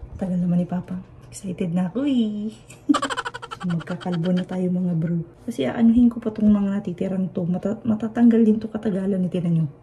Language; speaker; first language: Filipino; native; Filipino